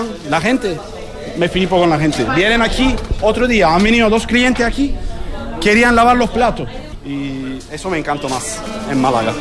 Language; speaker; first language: Spanish; non-native, learner; Turkish